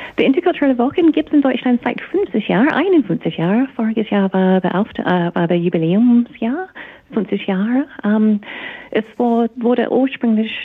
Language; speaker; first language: German; non-native, fluent; English